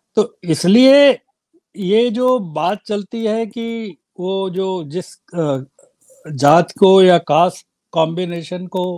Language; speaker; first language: Hindi; native; Hindi